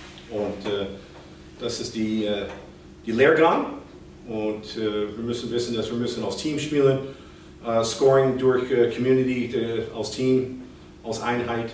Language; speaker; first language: German; non-native, fluent; English